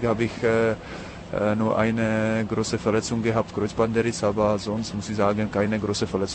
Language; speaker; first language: German; non-native, learner; Czech